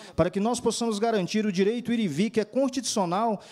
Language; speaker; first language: Portuguese; native; Portuguese